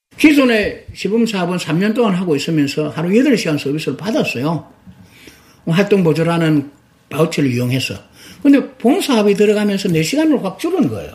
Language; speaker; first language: Korean; native; Korean